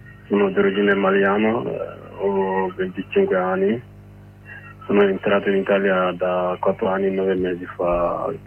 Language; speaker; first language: Italian; non-native, learner; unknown